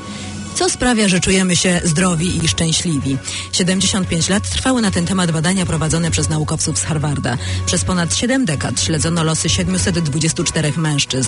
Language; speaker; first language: Polish; native; Polish